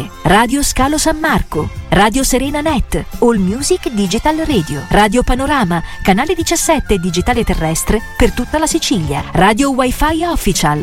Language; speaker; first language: Italian; native; Italian